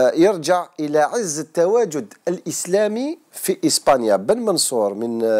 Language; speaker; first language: Arabic; native; Arabic